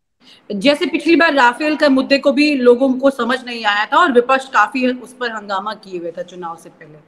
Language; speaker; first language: Hindi; native; Hindi